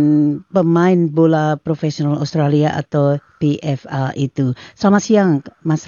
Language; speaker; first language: Indonesian; native; Indonesian